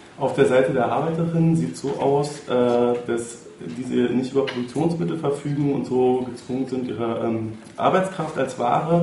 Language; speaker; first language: German; native; German